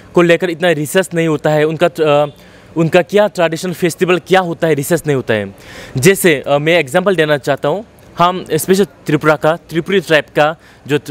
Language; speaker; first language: Hindi; non-native, local second language; Kok Borok